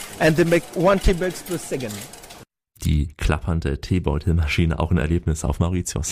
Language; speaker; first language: German; native; German